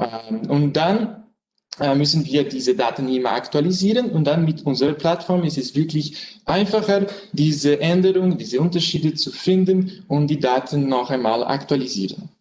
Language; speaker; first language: German; non-native, learner; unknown